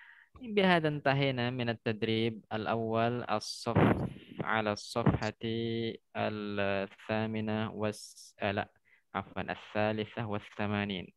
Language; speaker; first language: Arabic; non-native, fluent; Indonesian